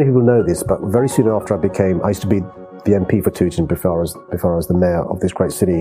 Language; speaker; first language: English; native; English